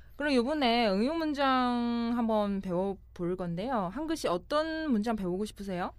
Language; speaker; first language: Korean; non-native, fluent; Chinese